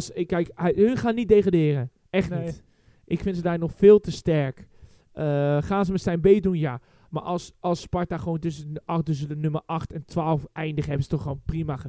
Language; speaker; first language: Dutch; native; Dutch